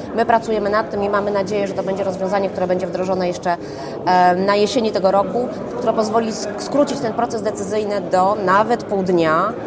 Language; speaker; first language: Polish; native; Polish